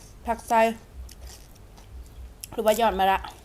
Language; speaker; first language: Thai; non-native, local second language; Northeastern Thai